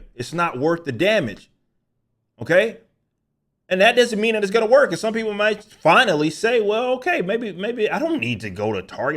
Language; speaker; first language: English; native; English